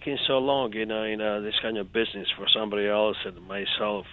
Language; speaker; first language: English; non-native, fluent; Serbian